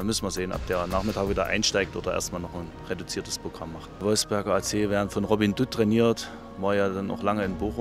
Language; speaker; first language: German; native; German